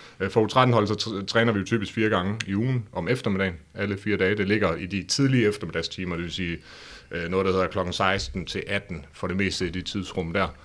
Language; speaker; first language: Danish; native; Danish